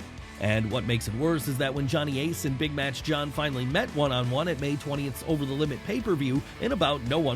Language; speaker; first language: English; native; English